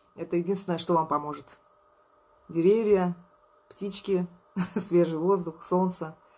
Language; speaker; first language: Russian; native; Russian